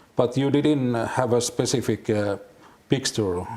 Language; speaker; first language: English; non-native, learner; Finnish